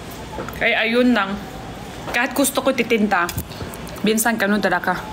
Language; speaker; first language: Filipino; non-native, learner; Chinese